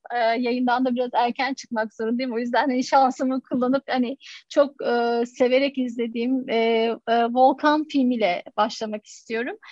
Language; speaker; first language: Turkish; native; Turkish